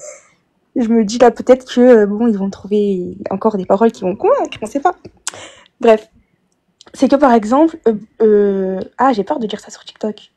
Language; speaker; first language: French; native; French